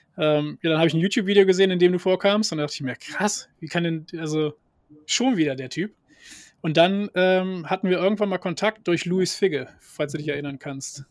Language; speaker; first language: German; native; German